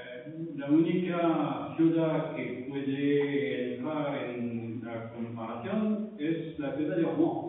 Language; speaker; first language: Spanish; non-native, fluent; French